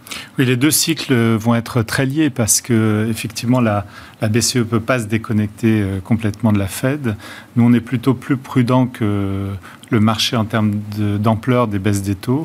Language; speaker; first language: French; native; French